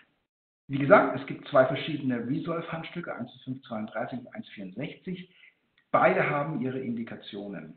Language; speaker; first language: German; native; German